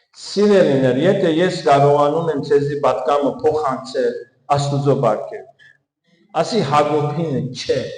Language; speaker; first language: Armenian; early bilingual, heritage; Armenian